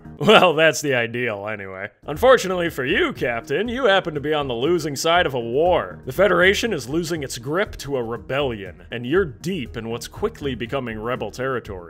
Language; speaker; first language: English; native; English